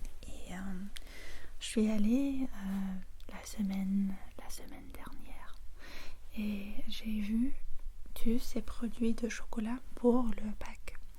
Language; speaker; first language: French; non-native, fluent; English